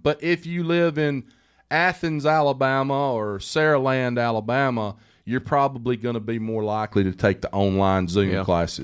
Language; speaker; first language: English; native; English